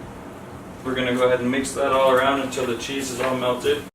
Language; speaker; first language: English; native; English